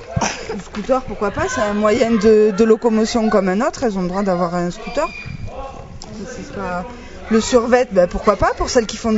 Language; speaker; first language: French; native; French